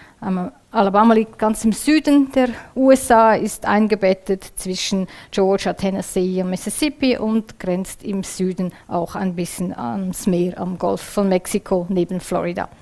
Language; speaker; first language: German; native; German